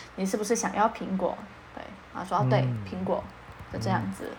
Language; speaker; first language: Chinese; non-native, fluent; Polish